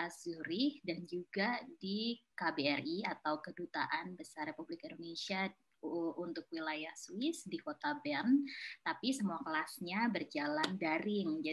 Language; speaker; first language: Indonesian; native; Indonesian